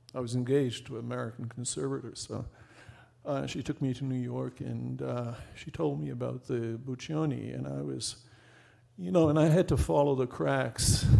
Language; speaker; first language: English; non-native, fluent; Portuguese